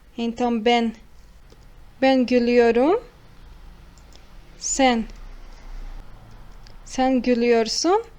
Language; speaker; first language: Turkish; non-native, fluent; Portuguese